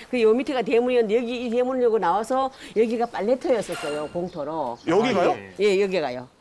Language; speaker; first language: Korean; native; Korean